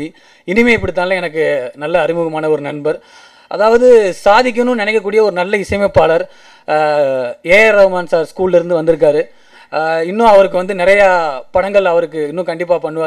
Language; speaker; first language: Tamil; native; Tamil